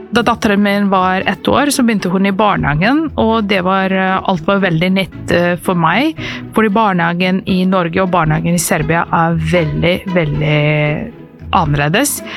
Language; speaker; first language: Norwegian; non-native, fluent; Serbian